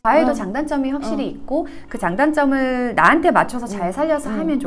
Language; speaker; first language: Korean; native; Korean